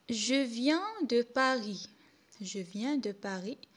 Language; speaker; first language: French; non-native, local second language; Arabic